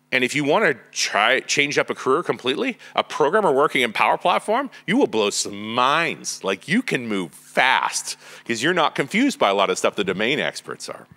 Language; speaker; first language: English; native; English